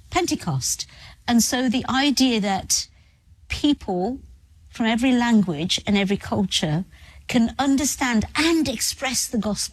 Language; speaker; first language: English; native; English